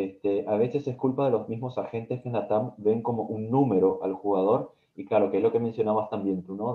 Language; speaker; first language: Spanish; native; Spanish